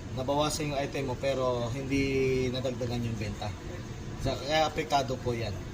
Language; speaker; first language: Filipino; native; Filipino